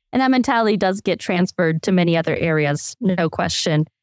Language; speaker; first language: English; native; English